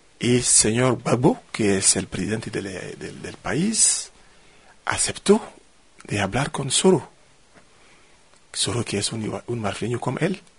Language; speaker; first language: Spanish; non-native, fluent; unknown